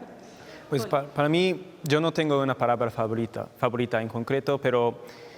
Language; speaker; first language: Spanish; non-native, fluent; Japanese